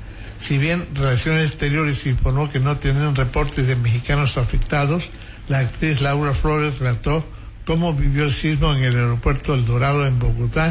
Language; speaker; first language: Spanish; native; Spanish